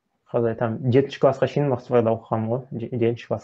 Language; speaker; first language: Kazakh; non-native, local second language; Russian